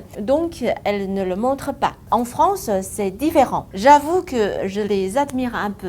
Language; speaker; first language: French; non-native, fluent; Chinese